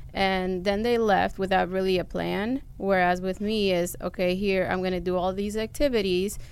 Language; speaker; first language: English; early bilingual, other home language; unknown